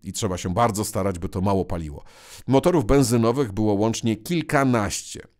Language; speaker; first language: Polish; native; Polish